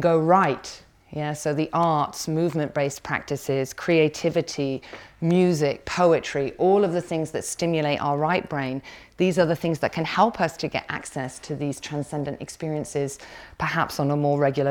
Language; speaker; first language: English; native; English